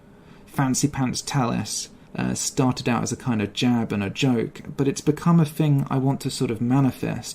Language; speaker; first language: English; native; English